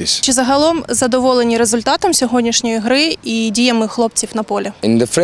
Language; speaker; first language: Ukrainian; native; Ukrainian